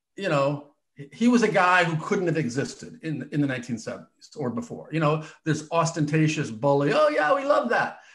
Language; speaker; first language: English; native; English